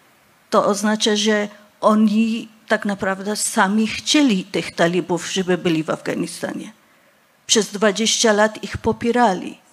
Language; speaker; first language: Polish; non-native, fluent; Persian